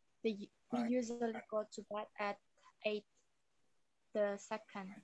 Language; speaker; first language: English; non-native, learner; Indonesian